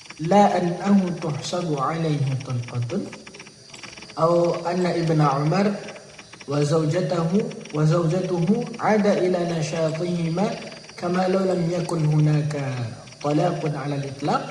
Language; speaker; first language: Arabic; non-native, learner; Indonesian